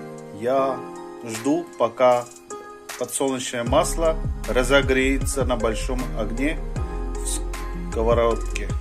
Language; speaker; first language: Russian; non-native, fluent; Hindi